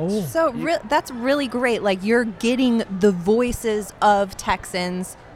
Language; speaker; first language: English; native; English